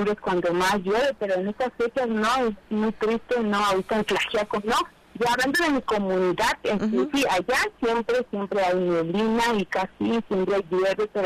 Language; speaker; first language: Spanish; native; Spanish